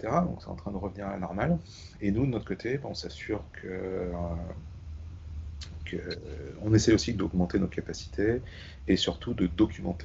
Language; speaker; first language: French; native; French